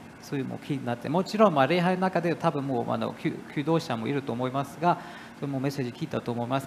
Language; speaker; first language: Japanese; non-native, fluent; German